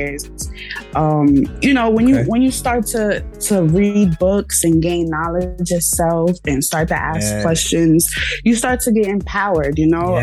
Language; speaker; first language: English; native; English